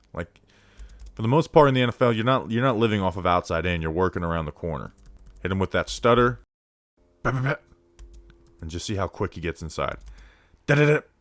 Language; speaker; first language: English; native; English